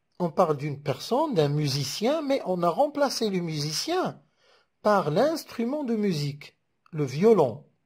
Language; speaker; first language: French; non-native, local second language; Arabic